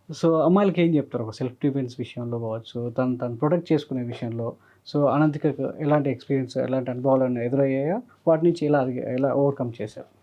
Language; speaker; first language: Telugu; native; Telugu